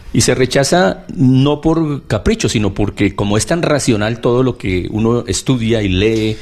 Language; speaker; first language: Spanish; native; Spanish